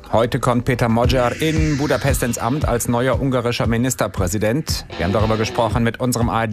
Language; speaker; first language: German; native; German